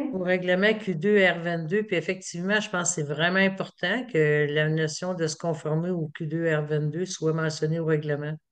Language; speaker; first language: French; native; French